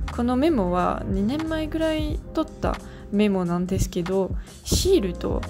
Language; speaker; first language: Japanese; non-native, fluent; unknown